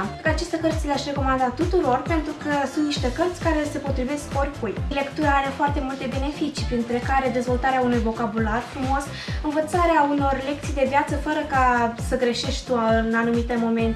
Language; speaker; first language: Romanian; native; Romanian